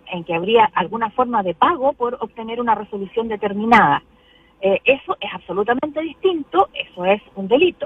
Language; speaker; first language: Spanish; native; Spanish